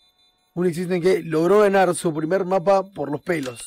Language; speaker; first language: Spanish; native; Spanish